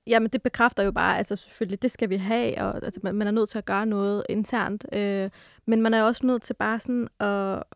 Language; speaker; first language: Danish; early bilingual, other home language; Arabic